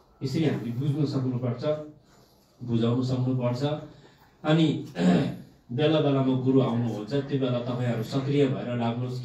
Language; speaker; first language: Nepali; non-native, local second language; Gurung